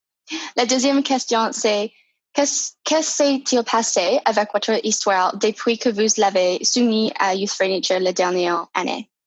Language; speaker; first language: French; non-native, fluent; English